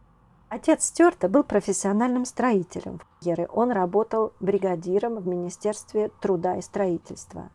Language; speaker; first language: Russian; native; Russian